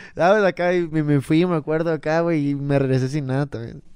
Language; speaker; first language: Spanish; native; Spanish